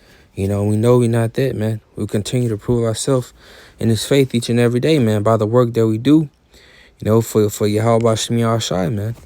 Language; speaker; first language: English; native; English